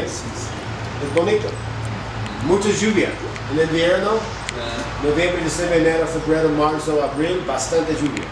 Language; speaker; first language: Spanish; non-native, learner; English